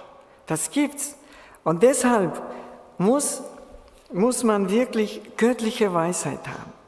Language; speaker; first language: German; non-native, fluent; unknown